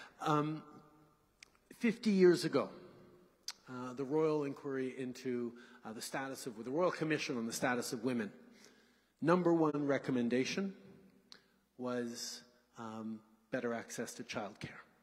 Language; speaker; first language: English; early bilingual, other home language; French